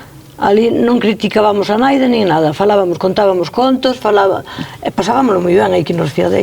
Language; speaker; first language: Galician; native; Galician